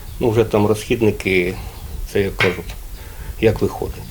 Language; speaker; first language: Ukrainian; native; Ukrainian